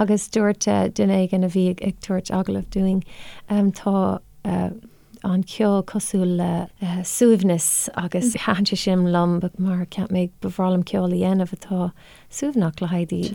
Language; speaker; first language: Irish; non-native, local second language; English